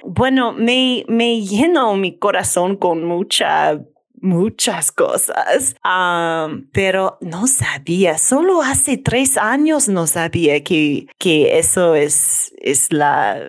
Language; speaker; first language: Spanish; non-native, learner; English